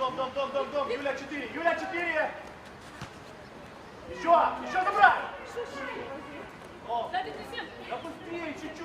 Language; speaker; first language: Russian; native; Russian